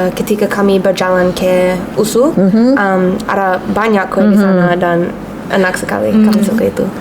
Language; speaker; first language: Indonesian; non-native, learner; English